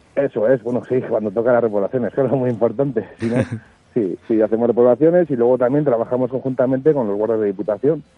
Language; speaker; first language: Spanish; native; Spanish